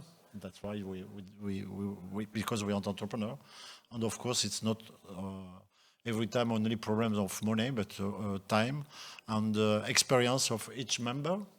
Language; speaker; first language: English; non-native, local second language; French